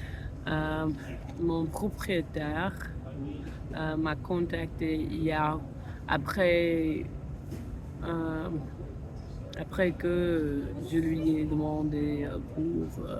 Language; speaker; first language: French; non-native, fluent; English